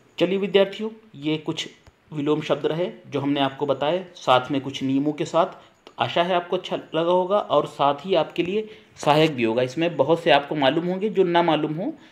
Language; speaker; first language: Hindi; native; Hindi